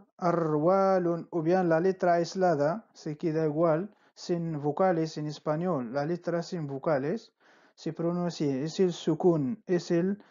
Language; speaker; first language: Spanish; non-native, fluent; Arabic